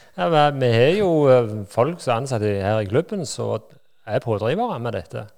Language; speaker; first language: Norwegian; native; Norwegian